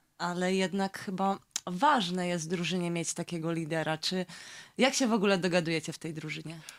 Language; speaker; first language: Polish; native; Polish